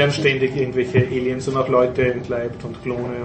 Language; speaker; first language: German; native; German